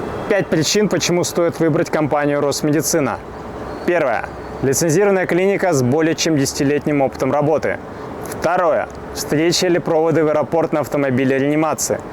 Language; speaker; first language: Russian; native; Russian